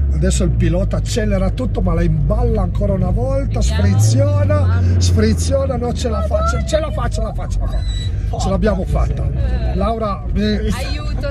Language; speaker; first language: Italian; native; Italian